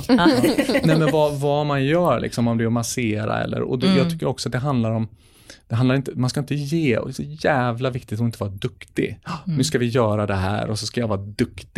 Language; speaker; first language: Swedish; native; Swedish